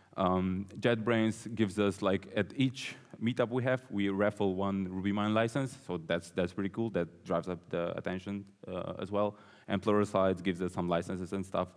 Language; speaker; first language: English; non-native, fluent; Slovenian